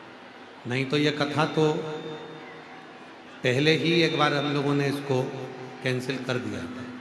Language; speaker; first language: Hindi; native; Hindi